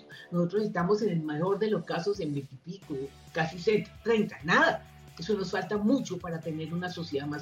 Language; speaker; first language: Spanish; native; Spanish